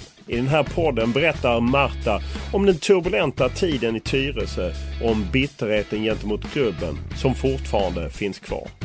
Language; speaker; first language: Swedish; native; Swedish